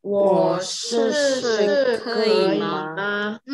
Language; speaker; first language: Chinese; non-native, learner; Indonesian